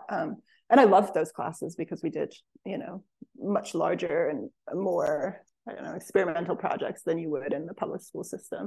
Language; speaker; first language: English; native; English